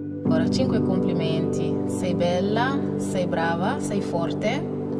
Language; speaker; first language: Italian; non-native, fluent; Wolof